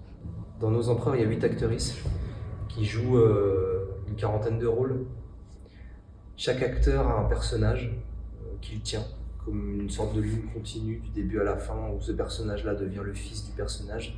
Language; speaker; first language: French; native; French